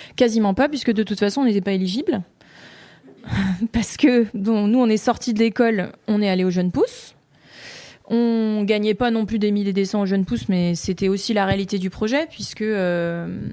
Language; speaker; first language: French; native; French